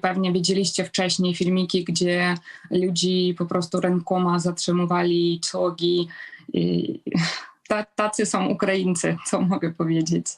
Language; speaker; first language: Polish; non-native, fluent; Ukrainian